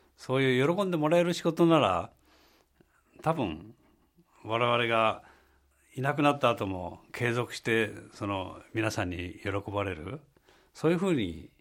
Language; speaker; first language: Japanese; native; Japanese